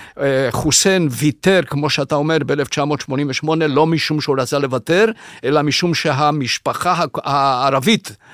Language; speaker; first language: Hebrew; early bilingual, other home language; Spanish